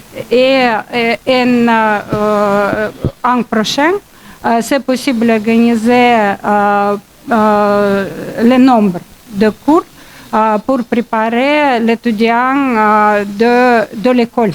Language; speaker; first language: French; non-native, learner; Russian